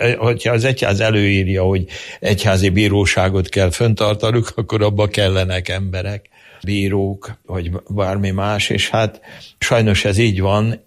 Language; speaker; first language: Hungarian; native; Hungarian